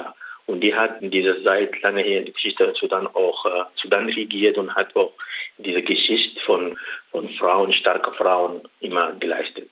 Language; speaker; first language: German; non-native, learner; Arabic